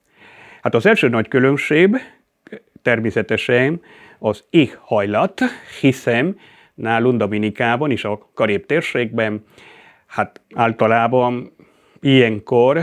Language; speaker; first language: Hungarian; non-native, fluent; Spanish